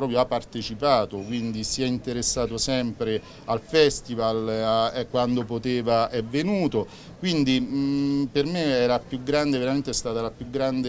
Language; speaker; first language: Italian; native; Italian